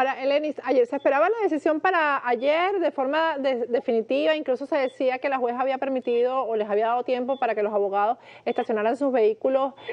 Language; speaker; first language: Spanish; native; Spanish